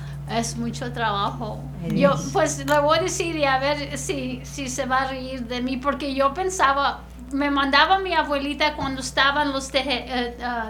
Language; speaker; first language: Spanish; early bilingual, other home language; English